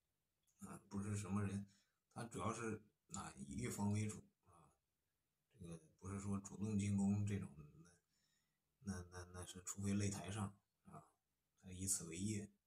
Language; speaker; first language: Chinese; native; Chinese